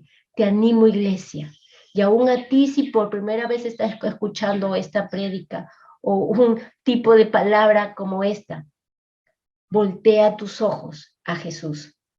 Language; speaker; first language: Spanish; native; Spanish